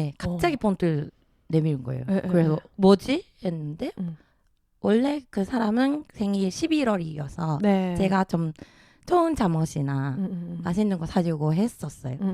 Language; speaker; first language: Korean; early bilingual, heritage; Japanese